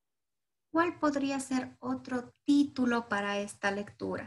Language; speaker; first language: Spanish; native; Spanish